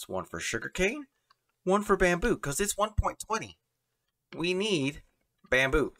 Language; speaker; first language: English; native; English